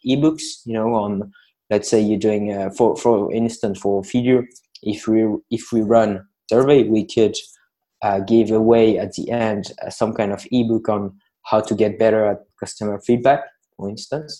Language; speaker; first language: English; non-native, fluent; French